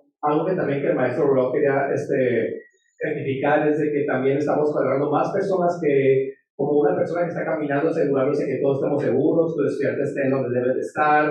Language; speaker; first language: Spanish; native; Spanish